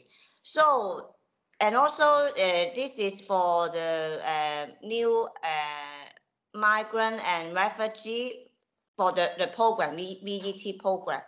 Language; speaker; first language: English; non-native, local second language; Cantonese